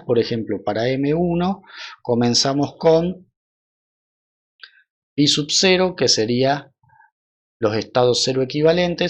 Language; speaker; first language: Spanish; native; Spanish